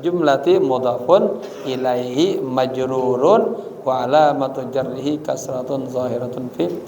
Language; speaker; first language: Arabic; non-native, fluent; Indonesian